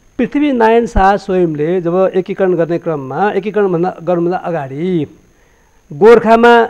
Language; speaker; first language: Nepali; native; Nepali